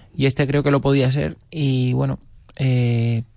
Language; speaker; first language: Spanish; native; Spanish